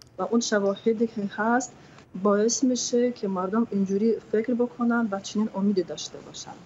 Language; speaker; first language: Persian; non-native, fluent; Ukrainian